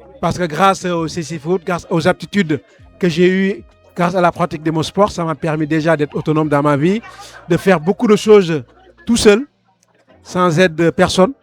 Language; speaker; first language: French; non-native, local second language; Wolof